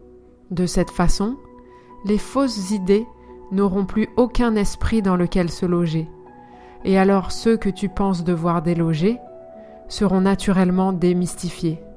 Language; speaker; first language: French; native; French